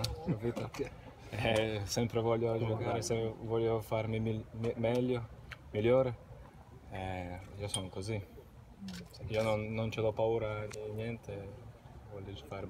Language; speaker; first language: Italian; non-native, learner; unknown